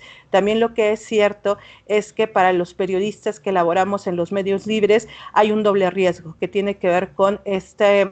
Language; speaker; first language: Spanish; native; Spanish